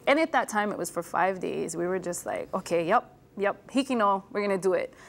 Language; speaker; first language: English; native; English